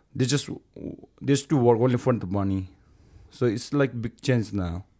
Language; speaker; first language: English; non-native, local second language; Sherpa